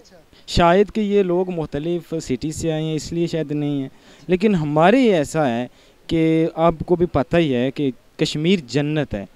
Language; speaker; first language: Hindi; non-native, local second language; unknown